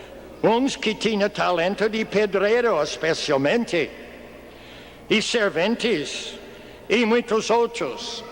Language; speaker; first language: Portuguese; non-native, fluent; English